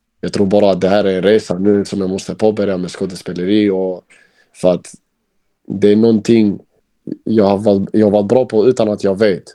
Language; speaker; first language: Swedish; early bilingual, other home language; Albanian